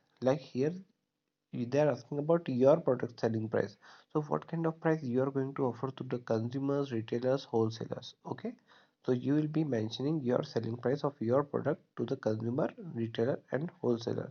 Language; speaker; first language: English; non-native, local second language; Hindi